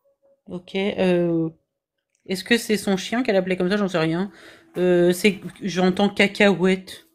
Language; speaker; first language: French; native; French